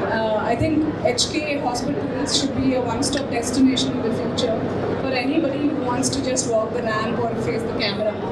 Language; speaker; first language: English; non-native, local second language; Telugu